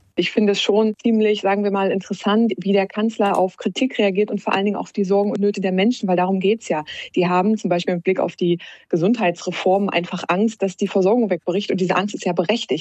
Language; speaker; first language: German; native; German